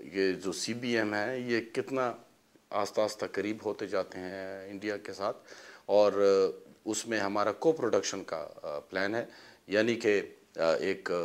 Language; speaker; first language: Urdu; non-native, local second language; Pashto